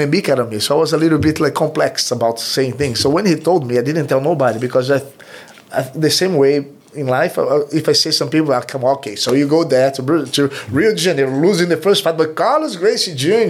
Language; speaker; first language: English; non-native, fluent; Portuguese